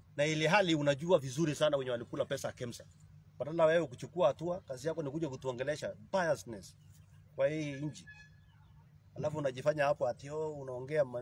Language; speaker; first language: Swahili; native; Swahili